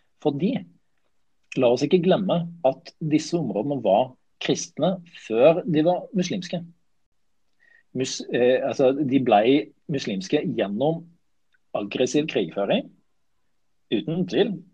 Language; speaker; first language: Norwegian; native; Norwegian